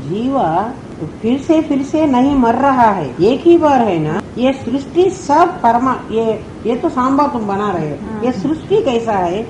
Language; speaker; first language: Hindi; non-native, local second language; Telugu